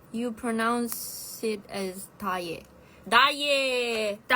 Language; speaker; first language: English; non-native, fluent; Italian